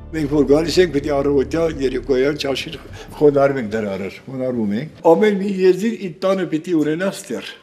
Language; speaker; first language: Armenian; non-native, local second language; Kurdish